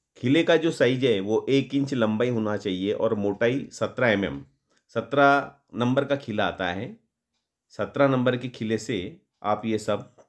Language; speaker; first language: Hindi; non-native, local second language; Marathi